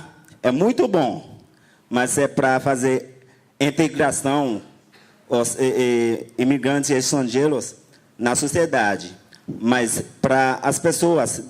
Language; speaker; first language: Portuguese; non-native, learner; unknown